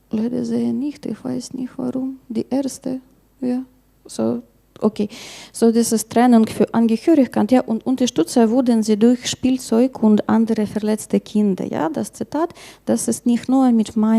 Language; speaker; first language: German; non-native, learner; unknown